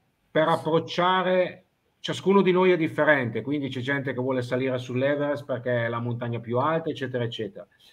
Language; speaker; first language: Italian; native; Italian